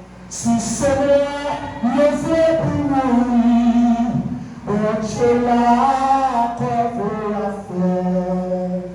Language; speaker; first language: French; non-native, local second language; Haitian Creole